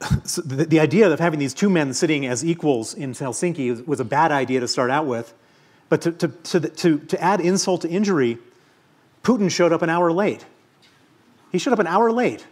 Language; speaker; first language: English; native; English